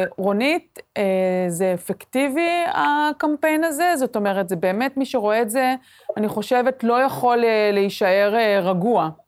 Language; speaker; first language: Hebrew; native; Hebrew